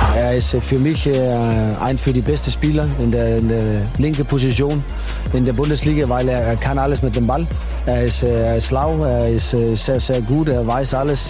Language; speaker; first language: German; non-native, learner; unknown